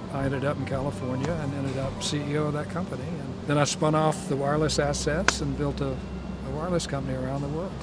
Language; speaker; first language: English; native; English